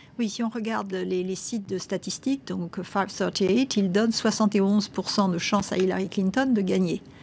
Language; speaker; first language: French; native; French